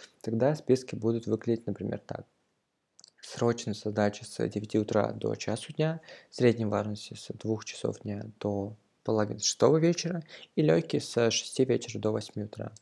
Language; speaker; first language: Russian; native; Russian